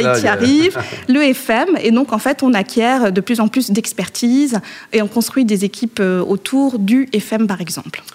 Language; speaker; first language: French; non-native, local second language; Arabic